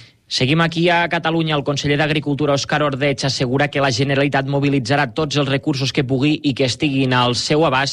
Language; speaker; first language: Catalan; native; Catalan